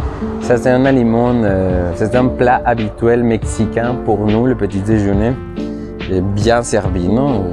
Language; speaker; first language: French; non-native, fluent; Spanish